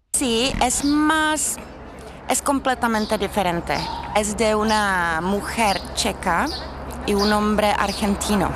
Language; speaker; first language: Spanish; non-native, fluent; Czech